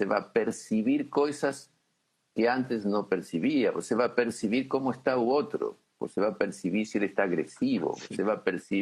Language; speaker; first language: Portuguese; non-native, fluent; Spanish